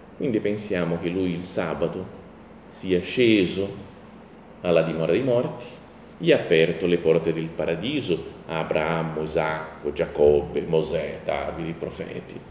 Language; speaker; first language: Italian; non-native, fluent; Portuguese